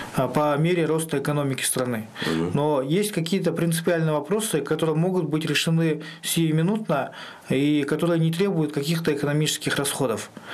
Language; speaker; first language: Russian; non-native, local second language; Kyrgyz